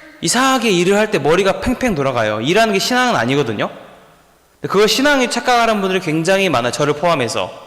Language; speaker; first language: Korean; native; Korean